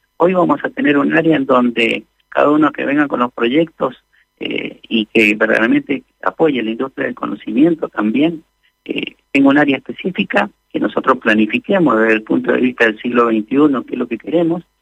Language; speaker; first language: Spanish; native; Spanish